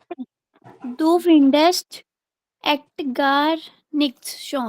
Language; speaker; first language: German; non-native, learner; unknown